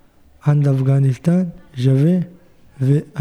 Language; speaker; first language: French; non-native, learner; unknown